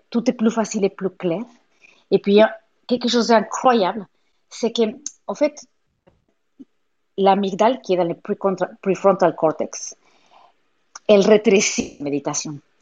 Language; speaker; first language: French; non-native, fluent; Spanish